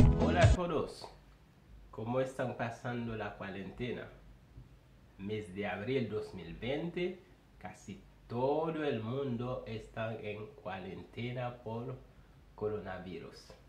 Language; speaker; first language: Spanish; non-native, fluent; Haitian Creole